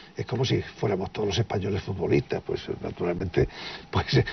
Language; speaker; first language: Spanish; native; Spanish